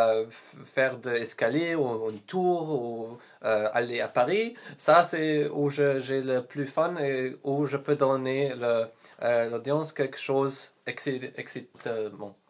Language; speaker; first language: French; non-native, learner; Polish